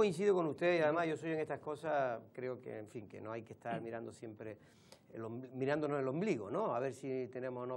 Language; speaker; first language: Spanish; native; Spanish